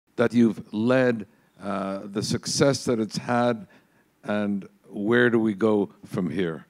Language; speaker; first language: English; native; English